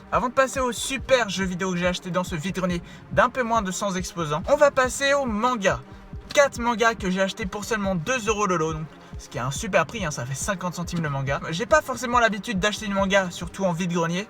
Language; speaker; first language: French; native; French